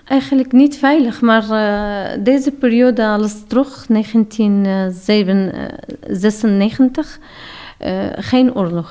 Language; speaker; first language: Dutch; non-native, learner; Arabic